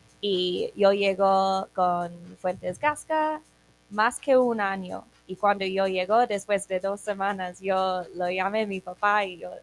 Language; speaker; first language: Spanish; non-native, learner; English